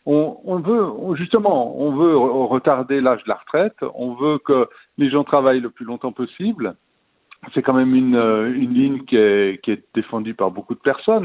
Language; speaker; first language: French; native; French